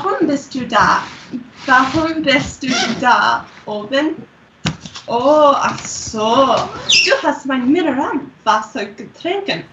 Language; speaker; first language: German; non-native, learner; English